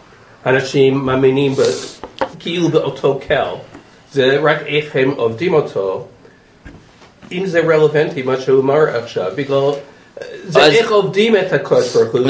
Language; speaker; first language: Hebrew; non-native, fluent; English